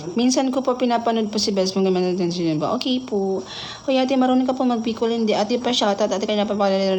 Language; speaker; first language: Filipino; non-native, local second language; Cebuano